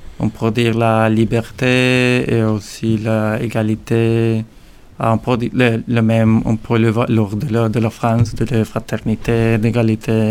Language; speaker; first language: French; non-native, learner; Spanish